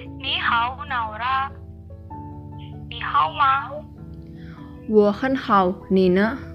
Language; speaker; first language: Chinese; non-native, learner; Indonesian